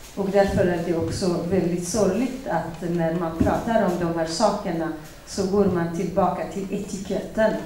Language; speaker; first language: Swedish; non-native, fluent; Central Kurdish